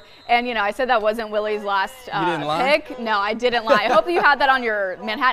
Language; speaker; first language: English; native; English